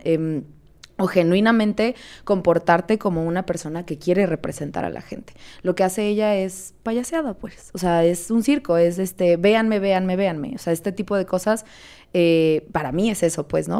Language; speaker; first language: Spanish; native; Spanish